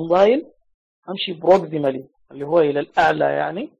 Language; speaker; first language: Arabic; native; Arabic